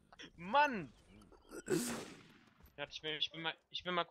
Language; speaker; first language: German; native; German